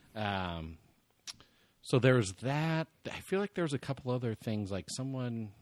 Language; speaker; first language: English; native; English